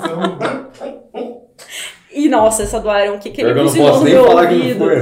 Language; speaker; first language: Portuguese; native; Portuguese